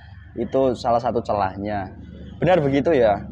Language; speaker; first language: Indonesian; native; Indonesian